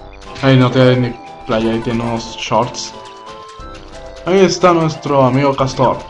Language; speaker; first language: Spanish; native; Spanish